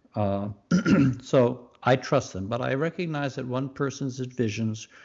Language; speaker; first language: English; native; English